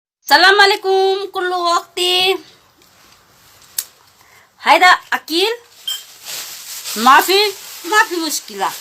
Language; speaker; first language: Arabic; non-native, learner; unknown